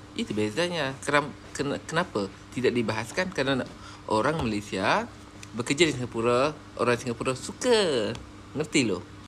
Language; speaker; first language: Malay; native; Malay